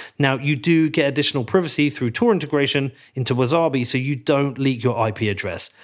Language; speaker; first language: English; native; English